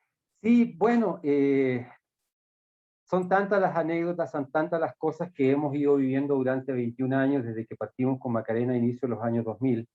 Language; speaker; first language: Spanish; native; Spanish